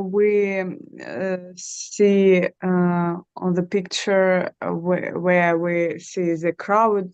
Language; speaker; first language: English; non-native, learner; Russian